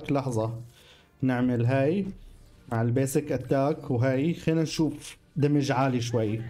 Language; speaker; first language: Arabic; native; Arabic